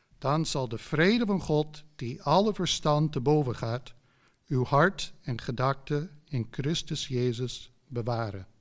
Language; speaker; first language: Dutch; non-native, fluent; English